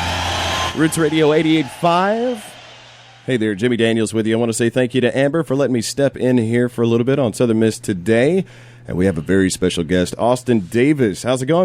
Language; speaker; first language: English; native; English